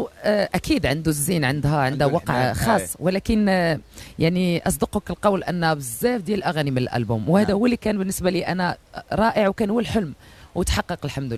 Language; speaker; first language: Arabic; native; Arabic